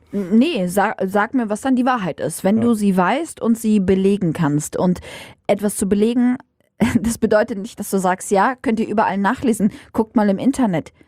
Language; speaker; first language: German; early bilingual, other home language; Arabic